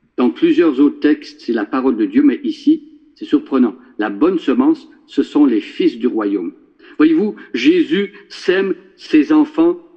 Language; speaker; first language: French; native; French